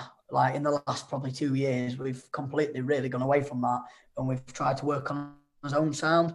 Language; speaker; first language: English; native; English